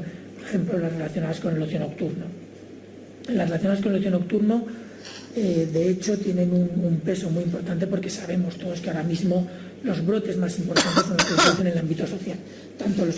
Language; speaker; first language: Spanish; native; Spanish